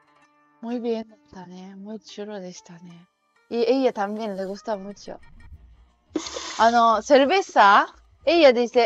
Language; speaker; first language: Spanish; non-native, learner; Japanese